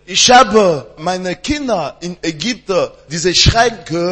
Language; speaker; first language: German; non-native, learner; French